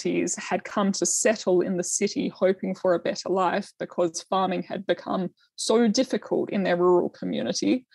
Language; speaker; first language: English; native; English